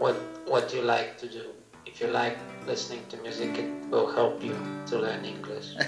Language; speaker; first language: English; non-native, learner; Russian